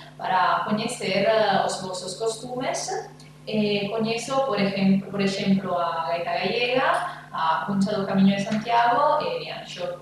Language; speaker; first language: Galician; non-native, learner; Italian